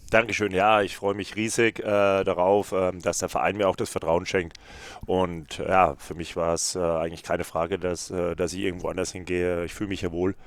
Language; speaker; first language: German; native; German